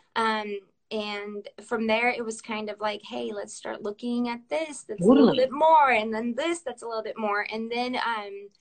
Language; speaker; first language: English; early bilingual, other home language; Russian